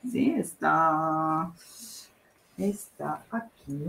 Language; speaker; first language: Spanish; non-native, learner; Italian